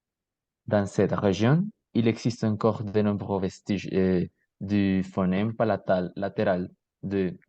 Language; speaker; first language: French; non-native, learner; Spanish